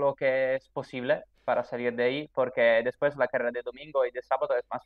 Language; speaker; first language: Spanish; non-native, fluent; Italian